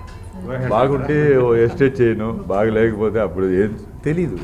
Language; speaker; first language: Telugu; non-native, fluent; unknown